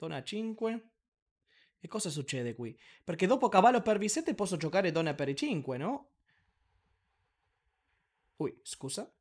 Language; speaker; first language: Italian; non-native, learner; Spanish